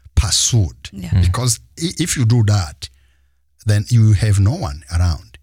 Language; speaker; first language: English; non-native, local second language; Kinyarwanda